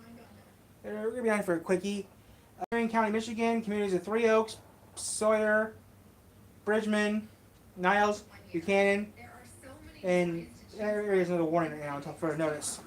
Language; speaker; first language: English; native; English